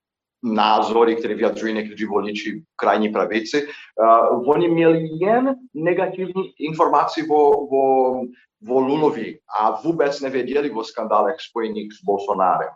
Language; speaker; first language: Czech; non-native, fluent; Portuguese